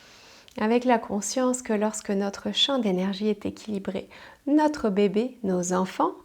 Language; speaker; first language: French; native; French